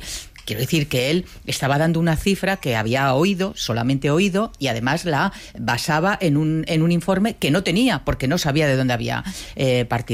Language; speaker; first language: Spanish; native; Spanish